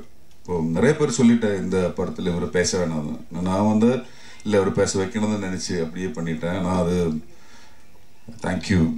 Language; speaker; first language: Tamil; non-native, learner; Malayalam